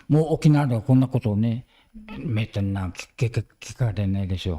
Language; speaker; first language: Japanese; native; Japanese